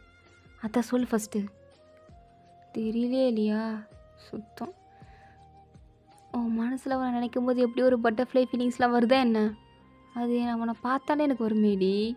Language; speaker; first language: Tamil; native; Tamil